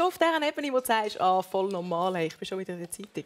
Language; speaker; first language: German; native; German